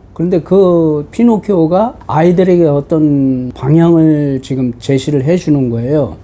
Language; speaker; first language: Korean; native; Korean